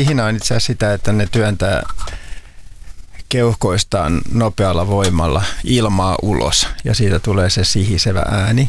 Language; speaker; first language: Finnish; native; Finnish